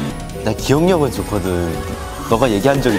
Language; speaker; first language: Korean; native; Korean